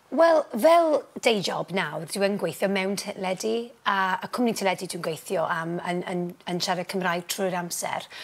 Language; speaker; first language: Welsh; non-native, local second language; English